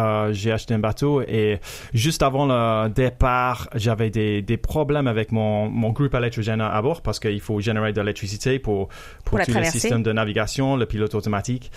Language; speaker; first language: French; non-native, fluent; English